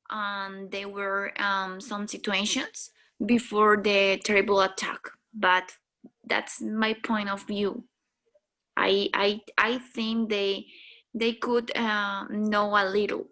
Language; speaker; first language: English; non-native, learner; Spanish